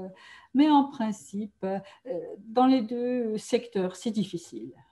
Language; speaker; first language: French; non-native, fluent; German